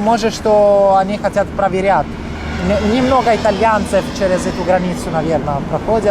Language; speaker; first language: Russian; non-native, fluent; Italian